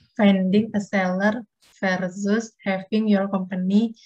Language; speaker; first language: English; non-native, learner; Indonesian